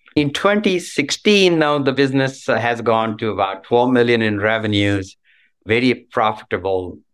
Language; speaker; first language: English; non-native, local second language; Marathi